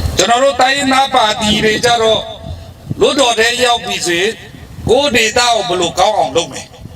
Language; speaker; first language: Burmese; non-native, local second language; Pa'o Karen